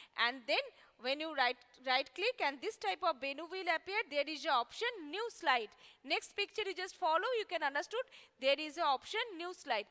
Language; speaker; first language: English; non-native, local second language; Bangla